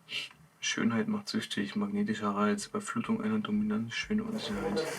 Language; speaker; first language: German; native; German